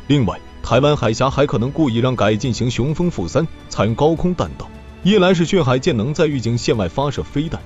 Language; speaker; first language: Chinese; native; Chinese